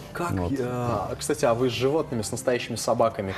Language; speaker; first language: Russian; native; Russian